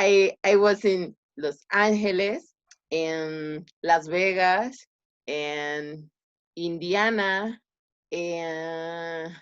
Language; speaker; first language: English; non-native, learner; Spanish